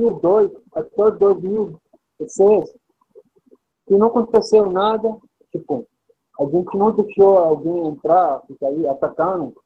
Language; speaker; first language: Portuguese; non-native, fluent; Arabic